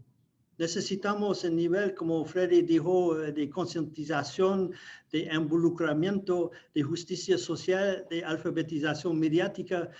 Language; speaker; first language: Spanish; non-native, fluent; English